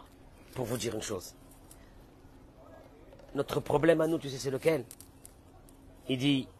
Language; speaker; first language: French; native; French